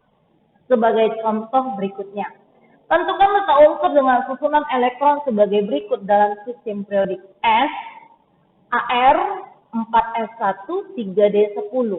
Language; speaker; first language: Indonesian; native; Indonesian